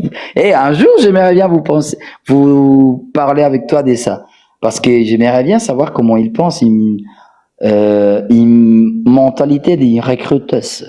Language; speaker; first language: French; non-native, fluent; Spanish